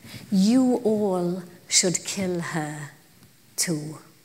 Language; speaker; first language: English; non-native, local second language; Welsh